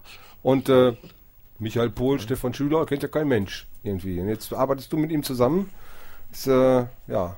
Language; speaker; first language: German; native; German